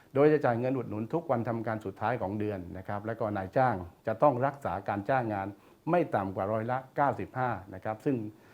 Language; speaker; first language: Thai; native; Thai